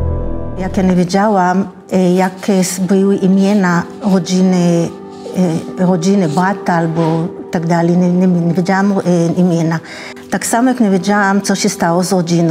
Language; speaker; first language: Polish; early bilingual, heritage; Hebrew